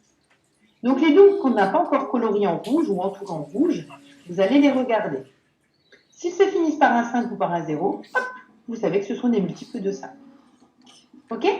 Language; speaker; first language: French; native; French